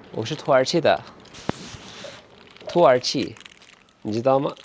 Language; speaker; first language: Chinese; non-native, fluent; Turkish